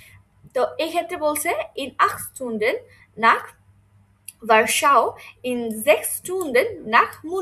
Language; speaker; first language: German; non-native, fluent; Bangla